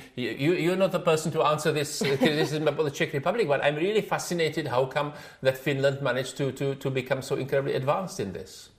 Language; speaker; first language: English; non-native, fluent; Czech